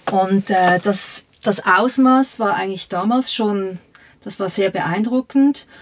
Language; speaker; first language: German; native; German